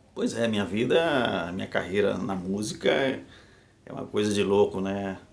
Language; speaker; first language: Portuguese; native; Portuguese